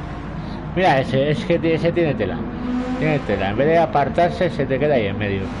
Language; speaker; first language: Spanish; native; Spanish